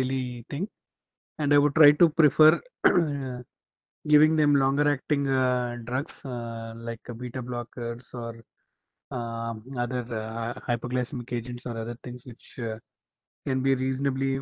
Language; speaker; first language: English; non-native, local second language; Telugu